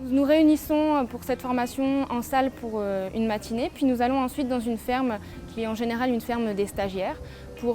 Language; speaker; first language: French; native; French